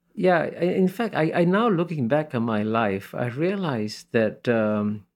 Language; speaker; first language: English; early bilingual, other home language; Hindi